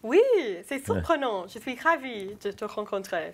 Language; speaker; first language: French; non-native, learner; English